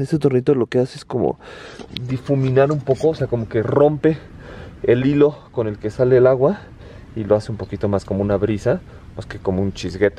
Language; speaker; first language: Spanish; native; Spanish